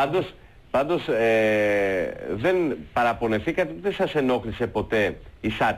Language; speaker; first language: Greek; native; Greek